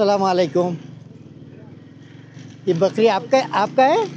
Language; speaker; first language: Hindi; non-native, fluent; Bangla